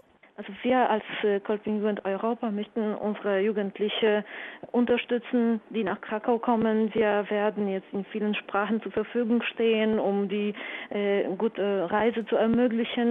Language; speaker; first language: German; non-native, fluent; Polish